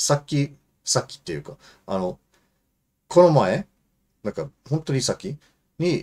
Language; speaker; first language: Japanese; non-native, fluent; English